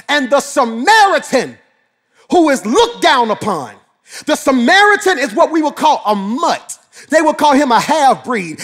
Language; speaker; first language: English; native; English